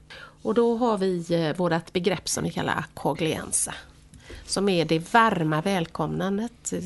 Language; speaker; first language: Swedish; native; Swedish